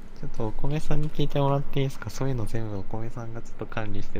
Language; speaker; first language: Japanese; native; Japanese